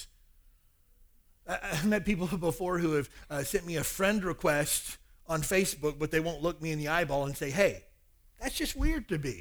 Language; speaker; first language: English; native; English